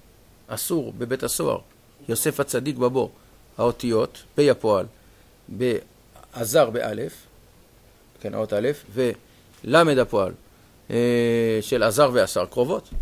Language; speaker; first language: Hebrew; native; Hebrew